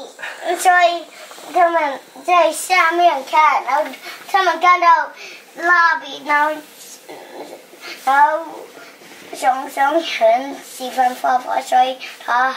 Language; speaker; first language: Chinese; early bilingual, heritage; Chinese